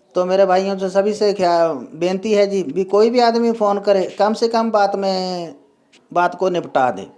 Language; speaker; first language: Hindi; non-native, local second language; Punjabi